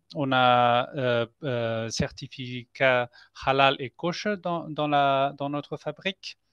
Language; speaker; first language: French; non-native, fluent; Spanish